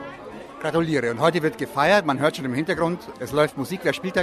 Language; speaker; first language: German; native; German